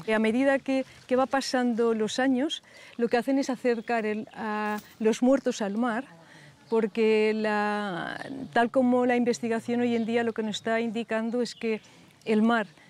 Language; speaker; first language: Spanish; non-native, local second language; Catalan